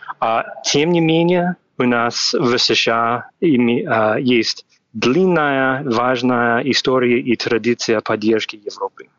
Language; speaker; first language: Russian; non-native, fluent; English